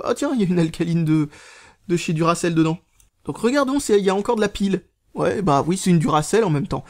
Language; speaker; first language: French; native; French